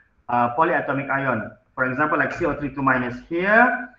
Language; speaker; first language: English; non-native, local second language; Malay